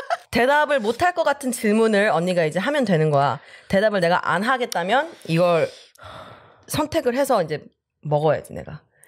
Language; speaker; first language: Korean; early bilingual, heritage; Korean